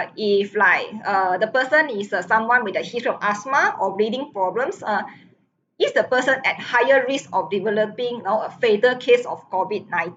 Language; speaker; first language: English; non-native, local second language; Min Nan Chinese